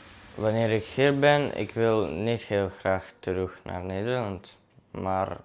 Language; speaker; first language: Dutch; non-native, learner; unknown